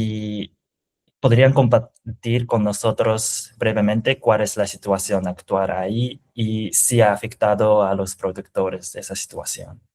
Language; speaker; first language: Spanish; non-native, fluent; Japanese